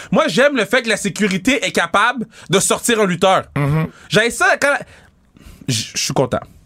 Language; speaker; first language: French; native; French